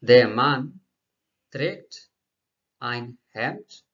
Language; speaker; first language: German; non-native, fluent; Marathi